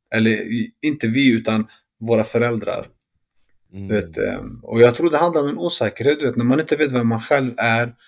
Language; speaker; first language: Swedish; early bilingual, other home language; Arabic